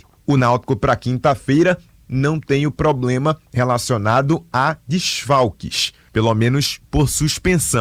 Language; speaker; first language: Portuguese; native; Portuguese